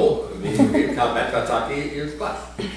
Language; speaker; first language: Latvian; early bilingual, heritage; Latvian